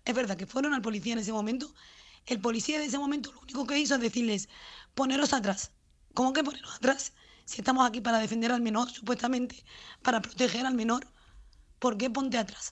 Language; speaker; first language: Spanish; native; Spanish